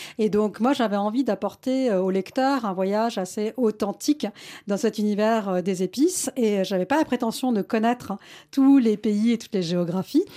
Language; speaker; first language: French; early bilingual, other home language; Malayalam